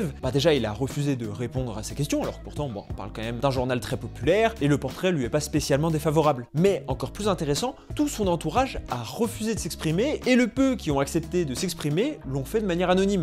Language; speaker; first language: French; native; French